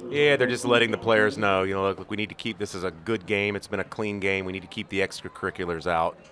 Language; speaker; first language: English; native; English